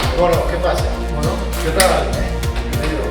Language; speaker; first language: Spanish; non-native, learner; Italian